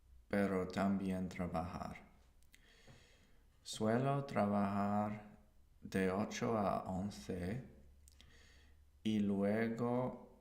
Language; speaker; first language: Spanish; non-native, learner; English